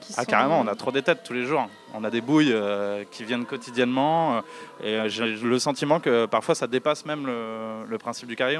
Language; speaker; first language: French; native; French